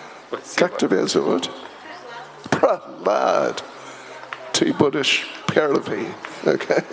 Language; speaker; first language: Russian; non-native, learner; English